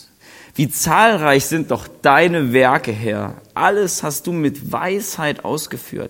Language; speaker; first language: German; native; German